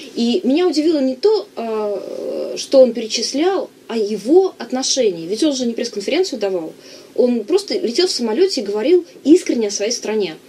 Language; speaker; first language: Russian; native; Russian